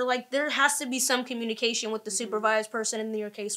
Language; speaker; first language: English; native; English